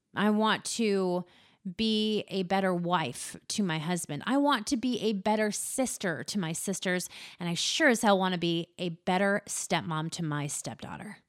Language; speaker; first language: English; native; English